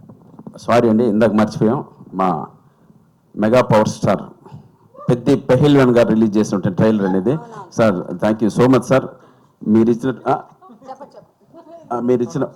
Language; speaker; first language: Telugu; native; Telugu